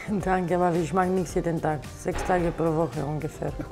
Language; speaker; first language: German; non-native, learner; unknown